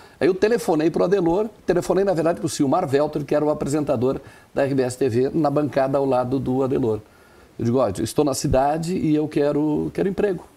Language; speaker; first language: Portuguese; non-native, local second language; German